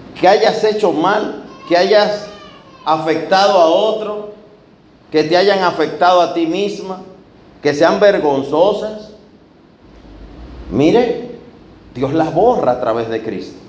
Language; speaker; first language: Spanish; native; Spanish